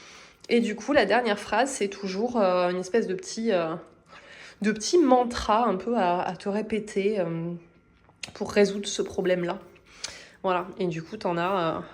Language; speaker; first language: French; native; French